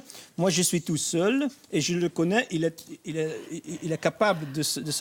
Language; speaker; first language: French; non-native, fluent; Dutch